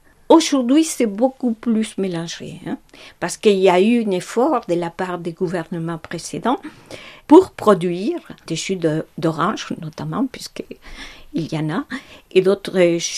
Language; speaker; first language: French; non-native, fluent; Spanish